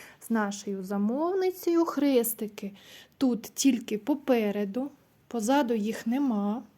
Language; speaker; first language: Ukrainian; non-native, local second language; Russian